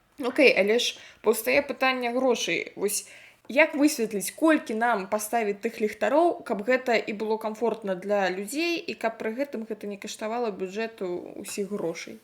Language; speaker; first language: Belarusian; non-native, local second language; Russian